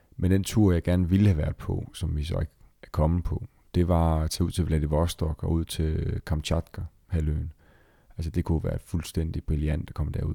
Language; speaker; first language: Danish; native; Danish